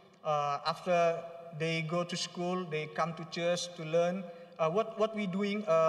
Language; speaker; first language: English; non-native, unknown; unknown